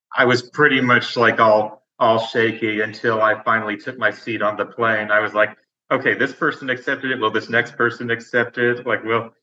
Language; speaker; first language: English; native; English